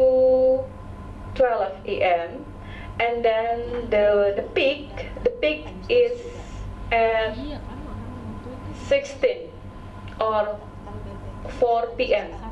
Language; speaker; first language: English; non-native, local second language; Indonesian